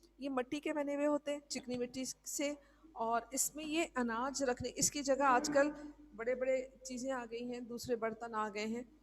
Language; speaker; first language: Urdu; native; Urdu